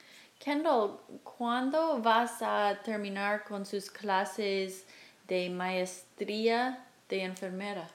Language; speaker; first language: Spanish; non-native, fluent; English